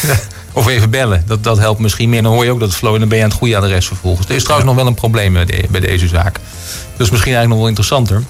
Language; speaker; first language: Dutch; native; Dutch